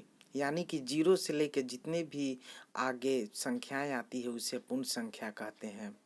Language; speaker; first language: Hindi; native; Hindi